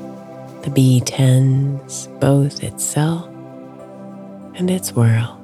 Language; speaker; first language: English; native; English